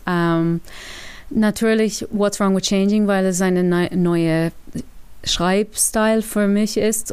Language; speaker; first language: German; non-native, learner; English